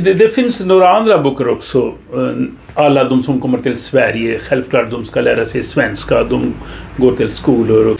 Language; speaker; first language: Swedish; non-native, fluent; Urdu